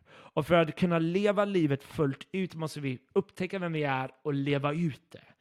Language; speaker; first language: Swedish; non-native, fluent; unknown